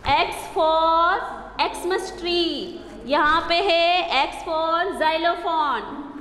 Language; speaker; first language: Hindi; non-native, local second language; Gujarati